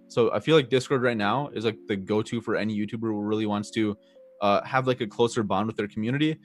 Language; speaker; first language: English; native; English